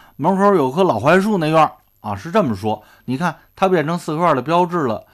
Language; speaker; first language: Chinese; native; Chinese